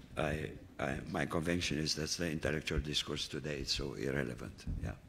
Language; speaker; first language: English; non-native, fluent; Romanian